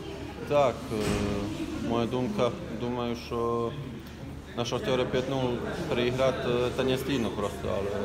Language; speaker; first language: Ukrainian; non-native, learner; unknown